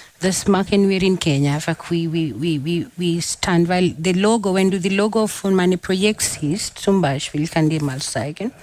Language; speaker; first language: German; non-native, fluent; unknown